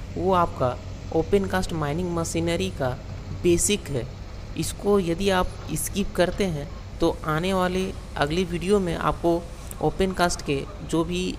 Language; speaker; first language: Hindi; native; Hindi